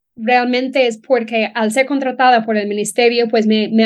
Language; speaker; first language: Spanish; non-native, fluent; English